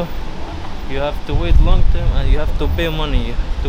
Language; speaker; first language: English; non-native, learner; Arabic